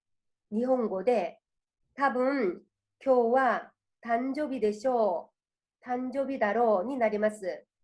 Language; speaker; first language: Japanese; non-native, fluent; Korean